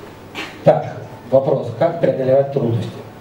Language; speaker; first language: Russian; native; Russian